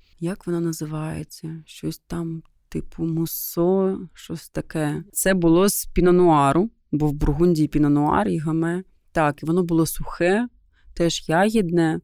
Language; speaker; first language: Ukrainian; non-native, local second language; Russian